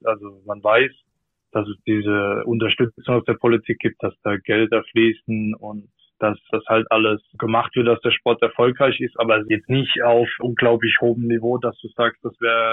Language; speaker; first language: German; native; German